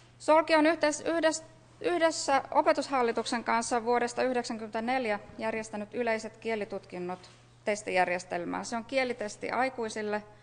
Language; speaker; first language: Finnish; native; Finnish